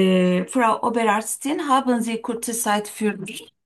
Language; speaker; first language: German; non-native, learner; Turkish